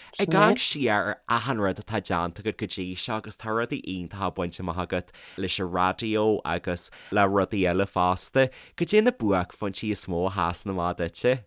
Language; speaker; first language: Irish; native; Irish